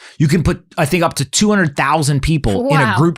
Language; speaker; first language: English; native; English